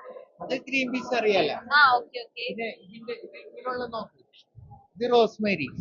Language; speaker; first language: Malayalam; native; Malayalam